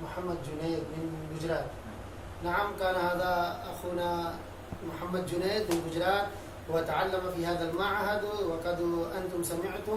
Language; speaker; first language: Arabic; non-native, fluent; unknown